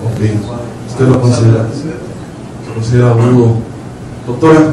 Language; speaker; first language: Spanish; native; Spanish